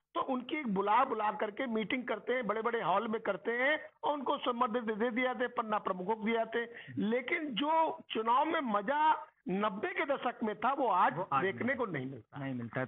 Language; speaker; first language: Hindi; native; Hindi